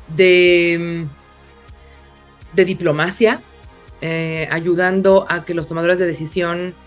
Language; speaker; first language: Spanish; native; Spanish